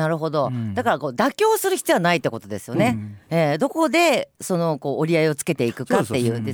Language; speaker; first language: Japanese; native; Japanese